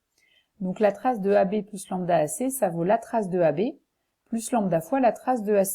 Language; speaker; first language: French; native; French